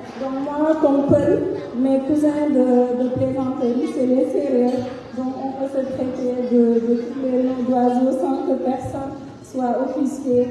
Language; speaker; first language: French; non-native, local second language; Fula